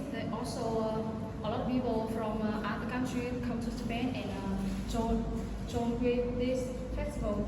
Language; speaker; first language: English; non-native, learner; Vietnamese